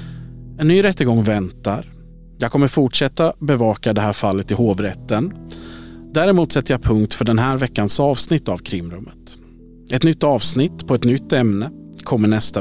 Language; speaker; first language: Swedish; native; Swedish